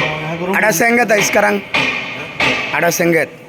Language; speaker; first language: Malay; non-native, learner; Bangla